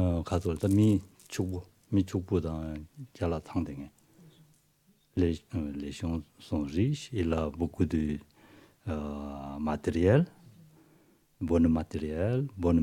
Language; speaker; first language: French; non-native, learner; Tibetan